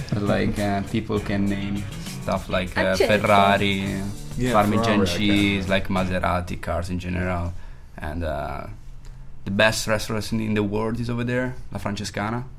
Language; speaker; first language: English; non-native, fluent; Italian